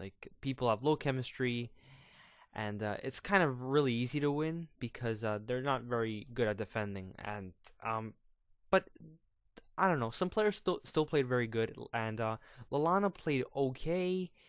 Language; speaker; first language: English; native; English